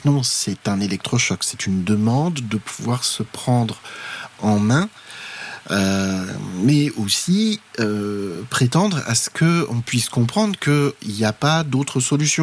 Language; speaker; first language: French; native; French